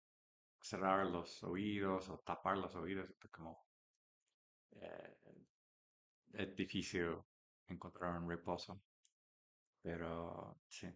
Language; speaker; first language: Spanish; non-native, learner; English